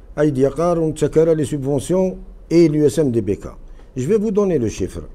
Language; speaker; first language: French; non-native, local second language; Kabyle